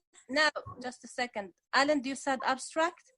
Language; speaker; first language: English; non-native, fluent; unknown